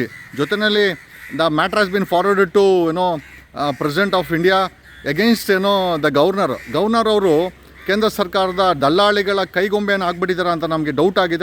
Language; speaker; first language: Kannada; native; Kannada